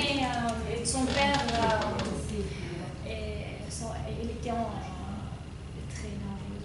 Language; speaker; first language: French; non-native, learner; Arabic